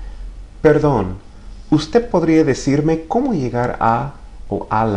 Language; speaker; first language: Spanish; non-native, fluent; English